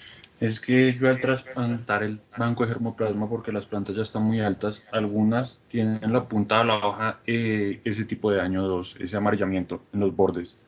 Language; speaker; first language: Spanish; native; Spanish